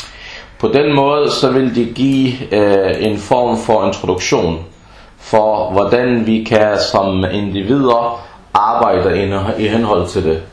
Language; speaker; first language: Danish; early bilingual, other home language; Arabic